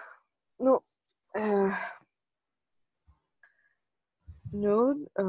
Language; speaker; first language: French; non-native, learner; Portuguese